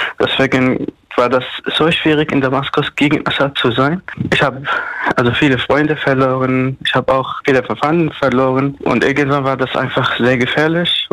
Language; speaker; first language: German; non-native, fluent; Arabic